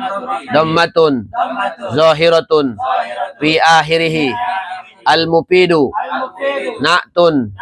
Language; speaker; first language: Arabic; non-native, fluent; Indonesian